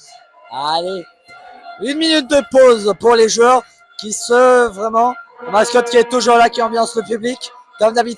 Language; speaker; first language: French; native; French